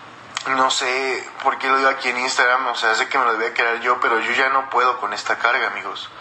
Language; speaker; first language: Spanish; native; Spanish